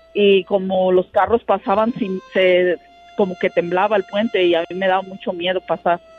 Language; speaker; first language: Spanish; native; Spanish